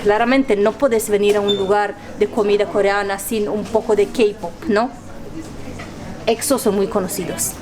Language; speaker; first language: Spanish; non-native, fluent; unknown